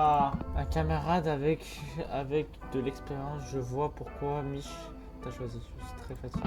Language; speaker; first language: French; native; French